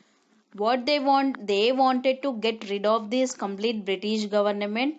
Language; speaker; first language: English; non-native, local second language; Telugu